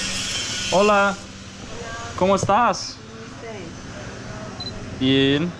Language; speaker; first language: Spanish; non-native, learner; English